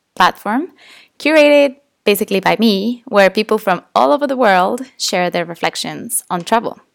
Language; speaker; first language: English; non-native, fluent; Spanish